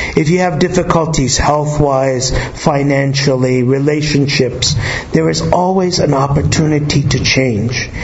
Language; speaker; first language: English; native; English